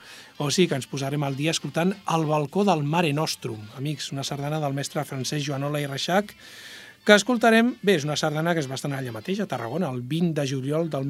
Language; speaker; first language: Catalan; native; Catalan